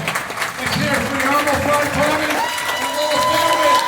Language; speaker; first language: English; native; English